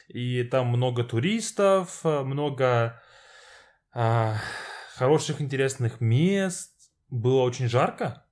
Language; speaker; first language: Russian; native; Russian